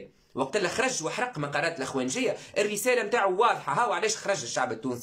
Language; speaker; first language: Arabic; native; Arabic